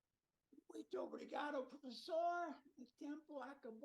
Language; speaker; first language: Portuguese; non-native, learner; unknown